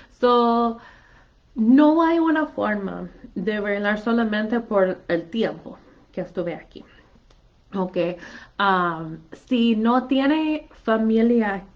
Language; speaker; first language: Spanish; non-native, fluent; English